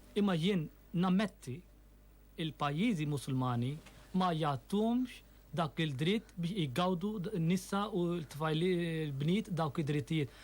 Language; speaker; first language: Maltese; non-native, fluent; Urdu